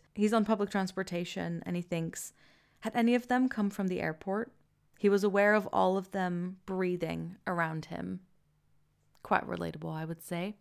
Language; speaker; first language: English; non-native, fluent; Dutch